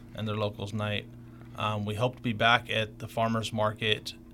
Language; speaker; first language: English; native; English